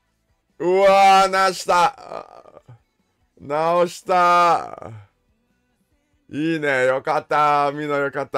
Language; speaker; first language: Japanese; non-native, learner; English